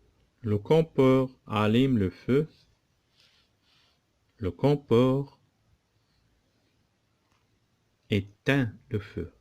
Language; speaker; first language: French; non-native, local second language; Arabic